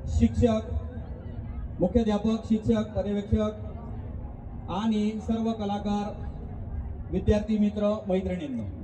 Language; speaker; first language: Marathi; native; Marathi